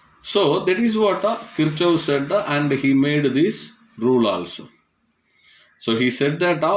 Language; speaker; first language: English; non-native, local second language; Tamil